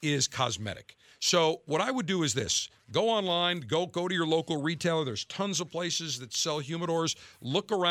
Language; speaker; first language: English; native; English